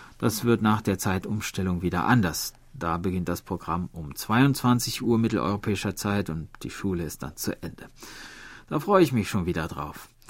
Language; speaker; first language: German; native; German